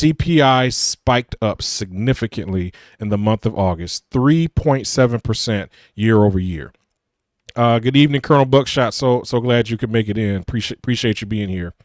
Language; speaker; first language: English; native; English